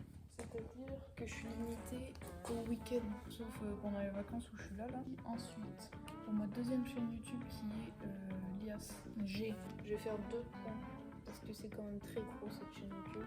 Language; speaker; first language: French; native; French